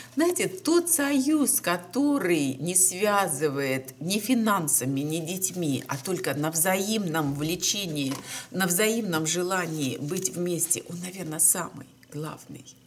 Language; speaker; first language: Russian; native; Russian